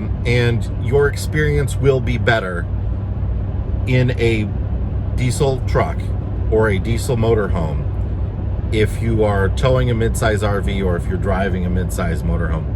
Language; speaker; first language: English; native; English